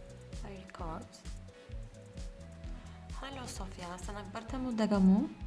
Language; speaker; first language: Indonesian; non-native, learner; Turkish